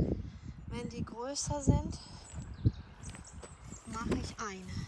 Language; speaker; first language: German; non-native, fluent; Ukrainian